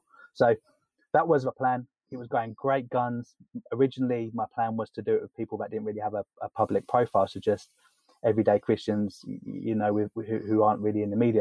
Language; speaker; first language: English; native; English